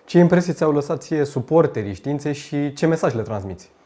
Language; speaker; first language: Romanian; native; Romanian